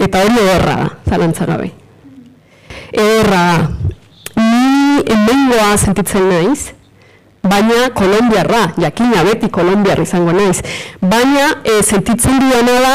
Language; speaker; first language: Basque; non-native, fluent; Spanish